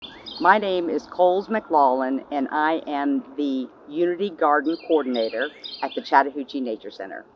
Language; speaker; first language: English; native; English